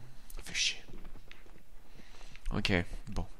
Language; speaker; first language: French; native; French